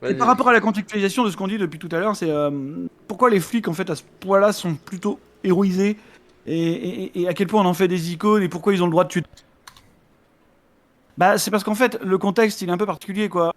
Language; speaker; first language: French; native; French